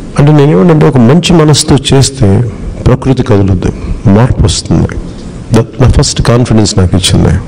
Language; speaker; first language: Telugu; native; Telugu